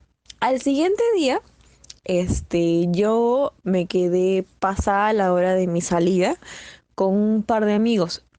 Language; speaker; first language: Spanish; native; Spanish